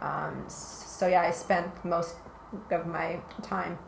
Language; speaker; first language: English; native; English